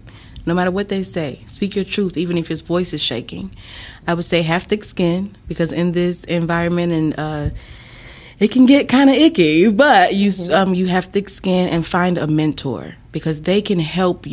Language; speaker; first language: English; native; English